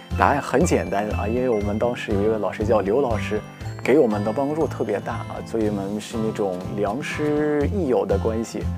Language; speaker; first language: Chinese; non-native, fluent; Arabic